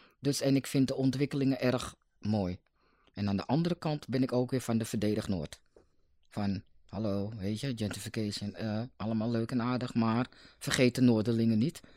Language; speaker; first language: Dutch; native; Dutch